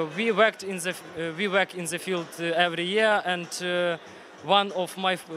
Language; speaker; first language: English; non-native, learner; Ukrainian